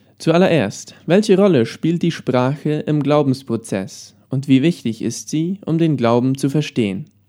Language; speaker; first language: German; early bilingual, heritage; Plautdietsch